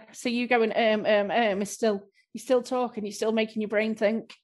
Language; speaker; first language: English; native; English